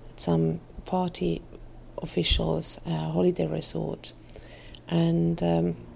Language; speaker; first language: English; non-native, fluent; Estonian